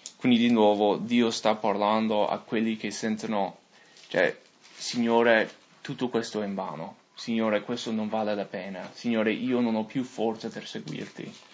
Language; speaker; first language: Italian; non-native, fluent; English